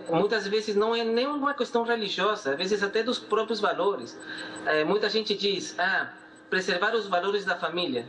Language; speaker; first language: Portuguese; non-native, fluent; Spanish